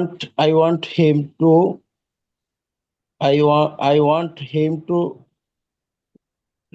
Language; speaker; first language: English; non-native, learner; Bangla